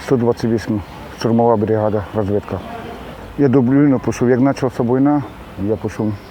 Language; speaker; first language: Ukrainian; non-native, local second language; Romany